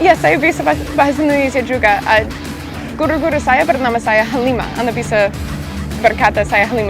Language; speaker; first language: Indonesian; non-native, fluent; English